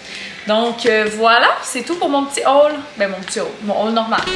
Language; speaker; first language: French; native; French